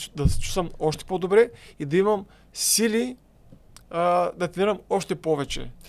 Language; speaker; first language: Bulgarian; native; Bulgarian